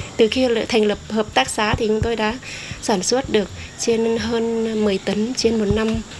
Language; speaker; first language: Vietnamese; non-native, local second language; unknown